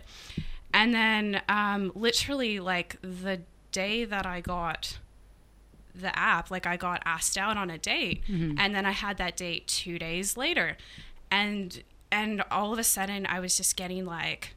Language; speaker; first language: English; native; English